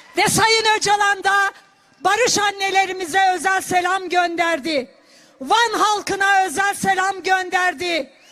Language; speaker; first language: Turkish; non-native, local second language; Kurdish